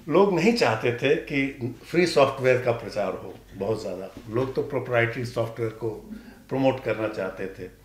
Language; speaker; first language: Hindi; non-native, local second language; Magahi